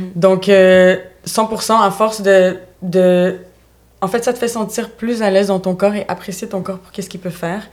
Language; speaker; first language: French; native; French